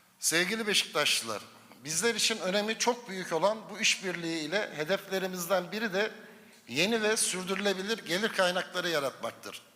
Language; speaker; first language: Turkish; native; Turkish